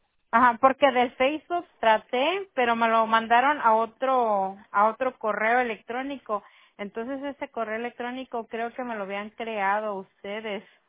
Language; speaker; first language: Spanish; native; Spanish